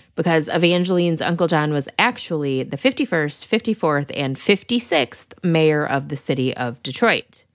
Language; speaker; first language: English; native; English